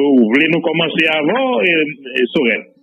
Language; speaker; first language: French; non-native, local second language; Haitian Creole